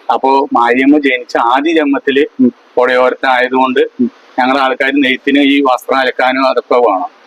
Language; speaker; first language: Malayalam; non-native, local second language; Tamil